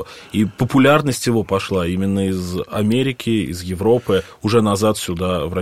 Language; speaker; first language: Russian; native; Russian